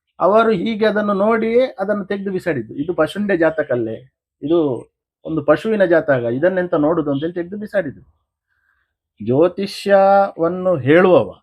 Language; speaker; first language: Kannada; non-native, local second language; Konkani